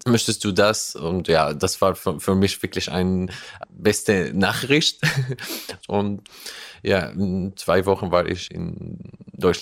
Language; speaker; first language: German; non-native, learner; Arabic